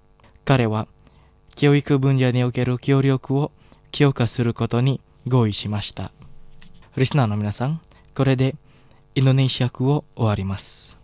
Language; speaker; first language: Japanese; non-native, fluent; Indonesian